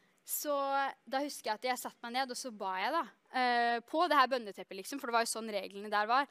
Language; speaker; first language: Norwegian; native; Norwegian